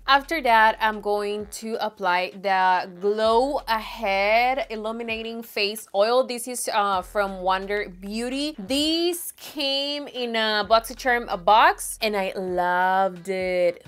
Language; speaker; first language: English; non-native, fluent; Spanish